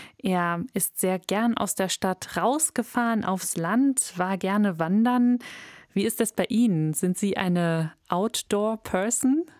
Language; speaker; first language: German; native; German